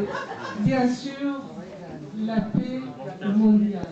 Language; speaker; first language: French; non-native, fluent; Persian